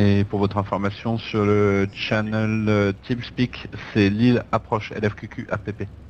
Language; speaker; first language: French; native; French